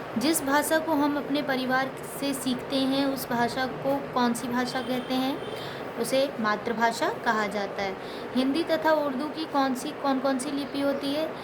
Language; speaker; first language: Hindi; native; Hindi